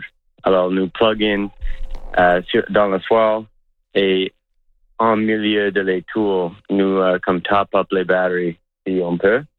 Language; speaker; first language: French; non-native, local second language; English